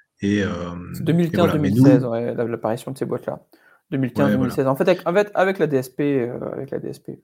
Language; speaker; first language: French; native; French